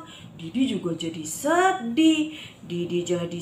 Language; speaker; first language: Indonesian; native; Indonesian